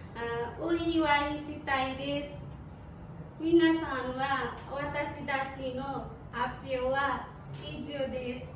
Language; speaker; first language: Japanese; non-native, learner; Nepali